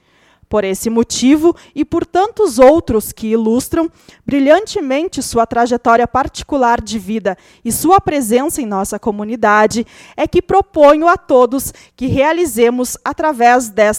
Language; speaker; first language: Portuguese; native; Portuguese